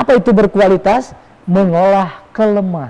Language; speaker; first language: Indonesian; native; Indonesian